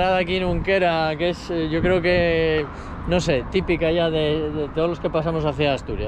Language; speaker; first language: Spanish; native; Spanish